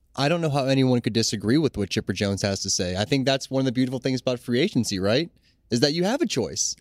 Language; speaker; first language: English; native; English